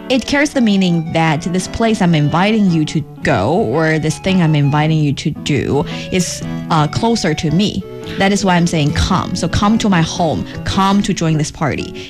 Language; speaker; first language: English; non-native, fluent; Chinese